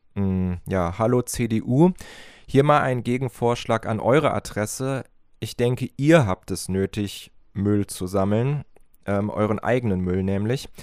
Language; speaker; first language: German; native; German